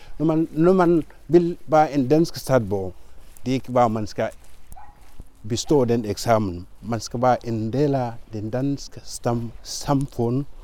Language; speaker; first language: Danish; non-native, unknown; Mandingo